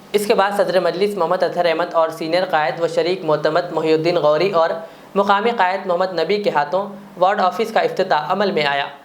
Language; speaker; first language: Urdu; native; Urdu